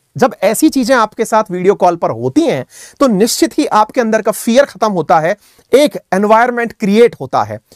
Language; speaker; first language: Hindi; native; Hindi